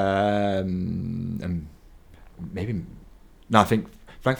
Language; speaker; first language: English; native; English